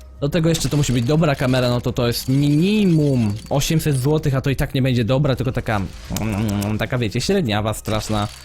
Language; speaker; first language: Polish; native; Polish